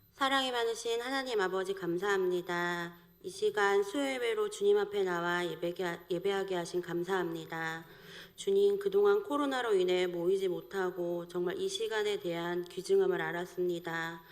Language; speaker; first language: Korean; native; Korean